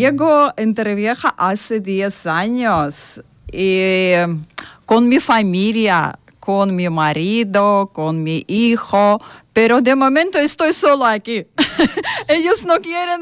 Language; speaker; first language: Spanish; non-native, learner; Russian